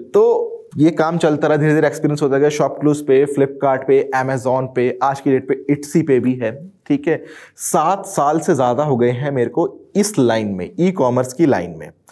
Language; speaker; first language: Hindi; native; Hindi